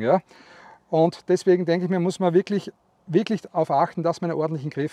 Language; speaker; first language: German; native; German